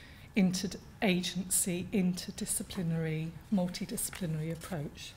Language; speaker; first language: English; native; English